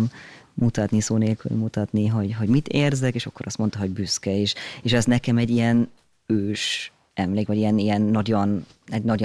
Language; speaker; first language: Hungarian; early bilingual, heritage; German